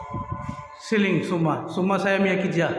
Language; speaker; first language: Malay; non-native, learner; Bangla